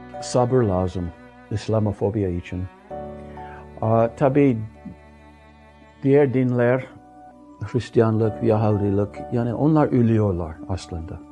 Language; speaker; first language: Turkish; non-native, fluent; English